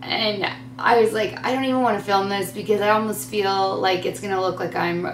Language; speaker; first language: English; native; English